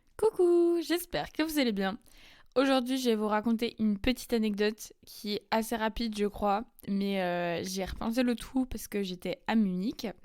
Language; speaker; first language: French; native; French